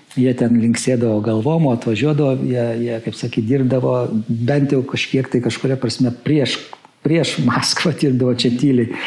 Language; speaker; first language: Lithuanian; native; Lithuanian